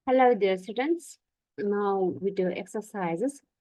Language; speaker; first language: English; non-native, learner; Kazakh